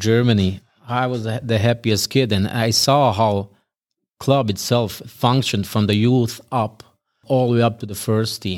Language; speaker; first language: English; non-native, fluent; Bosnian